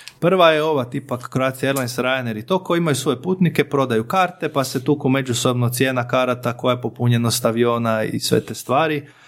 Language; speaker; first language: Croatian; native; Croatian